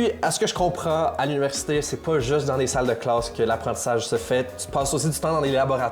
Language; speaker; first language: French; native; French